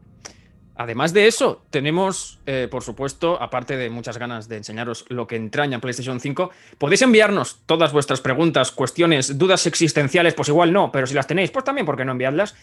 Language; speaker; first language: Spanish; native; Spanish